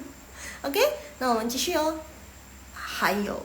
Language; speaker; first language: Chinese; non-native, fluent; Indonesian